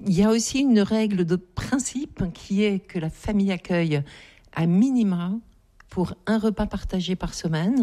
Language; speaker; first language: French; native; French